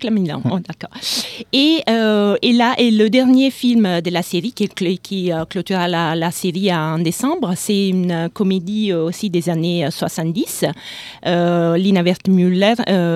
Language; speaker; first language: French; non-native, fluent; Italian